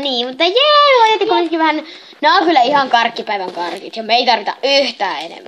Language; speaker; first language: Finnish; native; Finnish